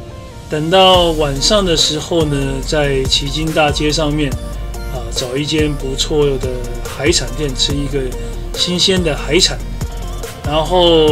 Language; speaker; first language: Chinese; native; Chinese